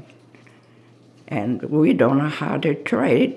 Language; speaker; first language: English; non-native, learner; Japanese